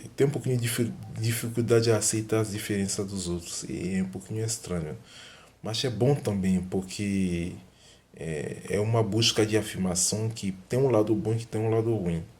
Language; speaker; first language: Portuguese; non-native, fluent; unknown